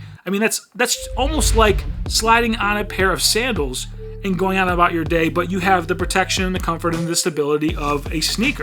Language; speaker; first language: English; native; English